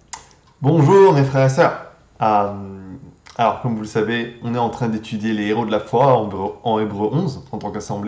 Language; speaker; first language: French; native; French